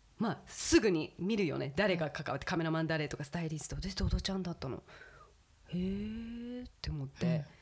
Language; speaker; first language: Japanese; early bilingual, heritage; Japanese